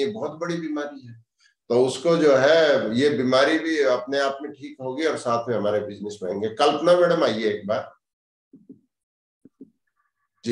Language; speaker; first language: Hindi; native; Hindi